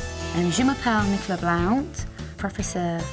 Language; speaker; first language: French; non-native, fluent; English